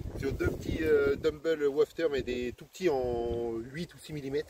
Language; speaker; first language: French; native; French